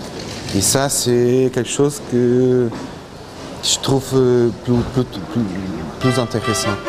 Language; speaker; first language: French; non-native, fluent; Portuguese